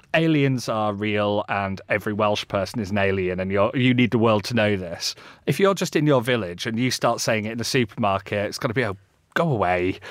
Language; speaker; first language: English; native; English